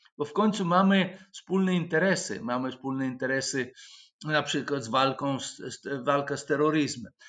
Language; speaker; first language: Polish; non-native, fluent; Russian